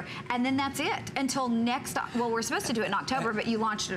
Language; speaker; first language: English; native; English